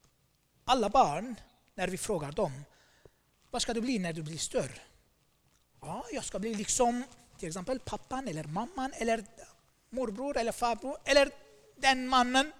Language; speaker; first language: Swedish; non-native, fluent; Armenian